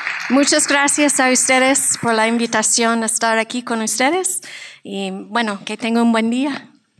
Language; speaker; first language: Spanish; non-native, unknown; English